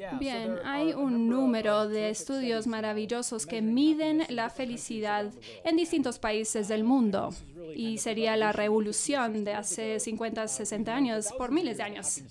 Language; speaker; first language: Spanish; non-native, fluent; English